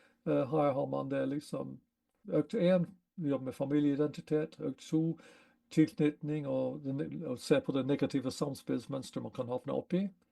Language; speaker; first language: Norwegian; non-native, fluent; English